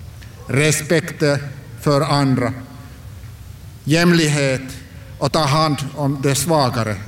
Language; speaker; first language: Swedish; non-native, local second language; Finnish